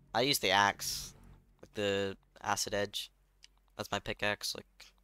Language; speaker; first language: English; native; English